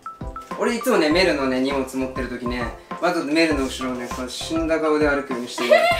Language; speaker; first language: Japanese; native; Japanese